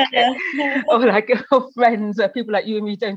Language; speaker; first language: English; native; English